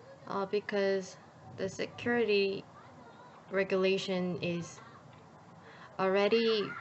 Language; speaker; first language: English; non-native, learner; Korean